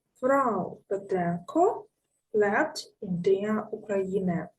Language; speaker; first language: German; non-native, learner; Ukrainian